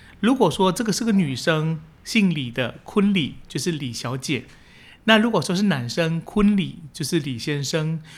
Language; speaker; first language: Chinese; early bilingual, heritage; Chinese